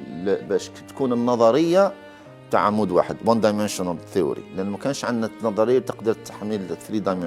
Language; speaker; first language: Arabic; native; Arabic